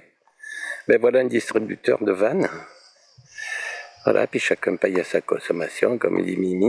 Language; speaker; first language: French; native; French